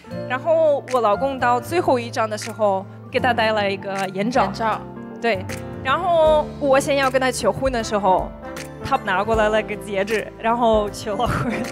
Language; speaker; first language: Chinese; non-native, fluent; Russian